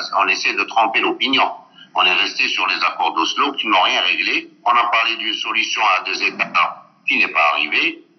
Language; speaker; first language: French; non-native, local second language; Arabic